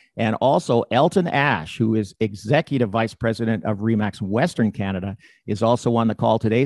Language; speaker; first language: English; native; English